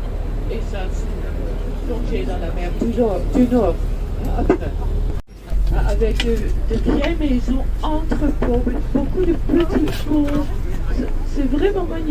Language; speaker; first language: French; non-native, fluent; Dutch